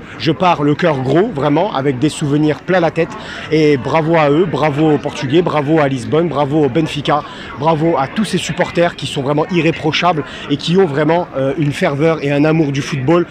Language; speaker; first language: French; native; French